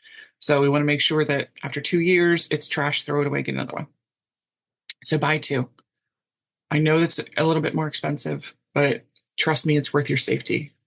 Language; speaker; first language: English; native; English